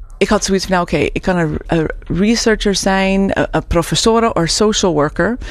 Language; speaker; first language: Dutch; non-native, fluent; English